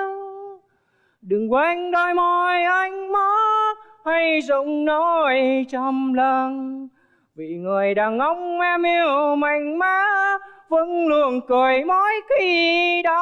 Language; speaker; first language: Vietnamese; native; Vietnamese